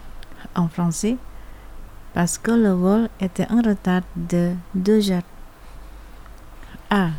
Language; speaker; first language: French; non-native, fluent; Indonesian